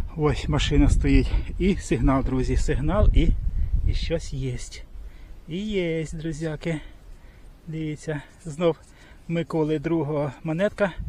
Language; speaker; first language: Ukrainian; native; Ukrainian